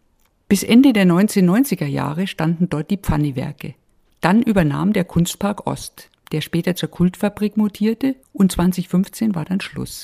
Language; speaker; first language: German; native; German